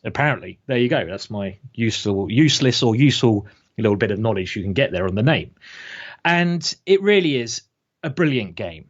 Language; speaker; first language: English; native; English